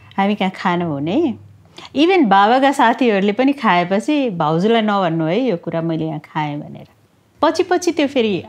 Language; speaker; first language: Nepali; non-native, local second language; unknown